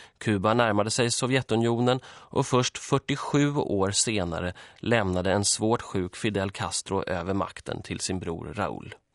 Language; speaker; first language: Swedish; early bilingual, other home language; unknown